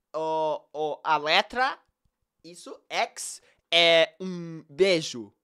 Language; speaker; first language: Portuguese; non-native, learner; English